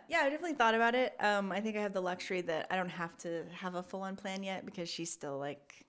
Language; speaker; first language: English; native; English